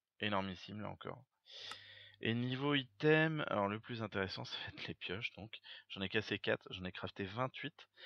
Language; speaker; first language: French; native; French